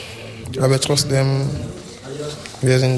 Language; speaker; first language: German; non-native, learner; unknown